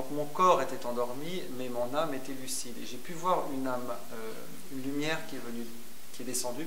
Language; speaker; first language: French; native; French